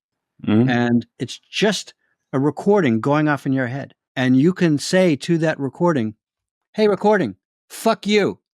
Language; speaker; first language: English; native; English